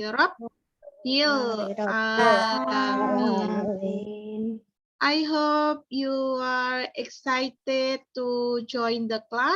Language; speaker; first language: English; non-native, fluent; Indonesian